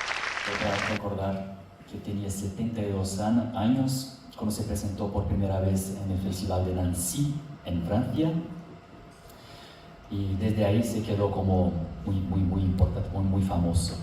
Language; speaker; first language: Spanish; non-native, fluent; Portuguese